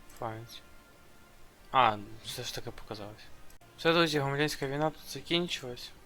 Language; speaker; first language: Ukrainian; non-native, local second language; Russian